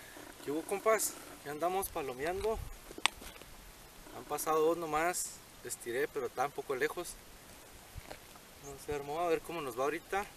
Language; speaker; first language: Spanish; native; Spanish